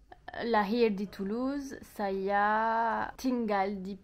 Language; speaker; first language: Indonesian; non-native, learner; French